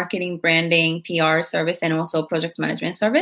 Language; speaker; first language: English; non-native, fluent; Japanese